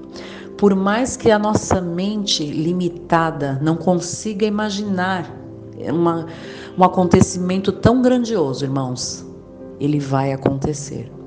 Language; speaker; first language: Portuguese; native; Portuguese